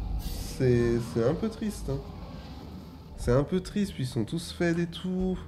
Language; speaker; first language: French; native; French